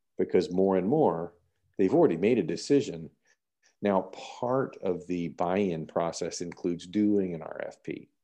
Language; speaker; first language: English; native; English